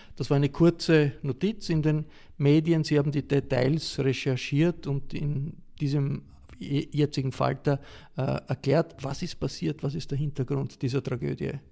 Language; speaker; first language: German; native; German